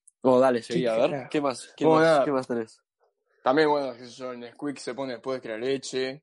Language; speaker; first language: Spanish; native; Spanish